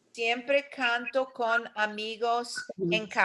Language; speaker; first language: Spanish; non-native, fluent; English